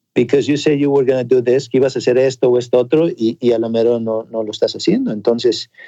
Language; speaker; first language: Spanish; native; Spanish